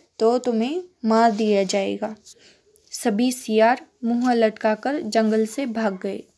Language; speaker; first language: Hindi; non-native, local second language; Kannada